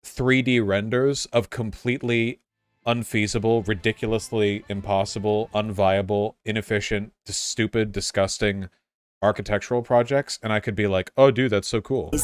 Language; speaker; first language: English; native; English